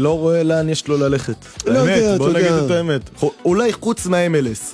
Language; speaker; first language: Hebrew; native; Hebrew